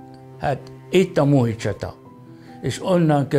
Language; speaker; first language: Hungarian; non-native, fluent; Arabic